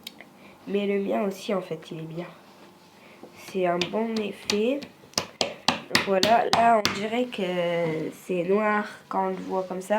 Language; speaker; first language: French; native; French